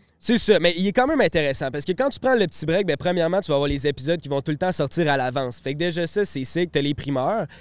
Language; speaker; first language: French; native; French